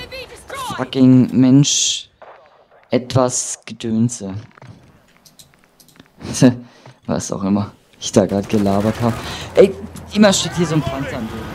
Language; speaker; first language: German; native; German